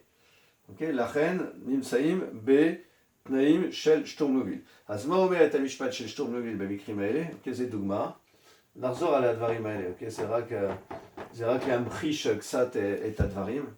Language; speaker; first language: Hebrew; non-native, fluent; French